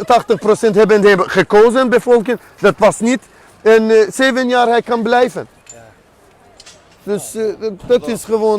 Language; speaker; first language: Dutch; non-native, learner; Azerbaijani